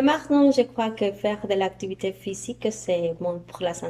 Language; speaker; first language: French; non-native, learner; Spanish